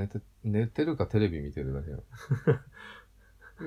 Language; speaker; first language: Japanese; native; Japanese